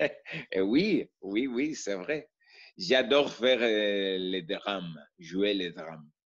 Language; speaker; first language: French; non-native, learner; Spanish